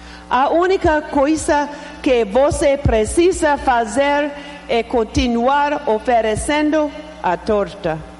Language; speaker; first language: Portuguese; non-native, learner; English